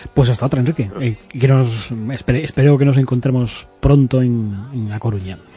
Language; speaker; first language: Spanish; native; Spanish